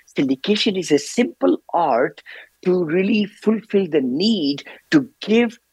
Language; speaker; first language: English; non-native, local second language; Hindi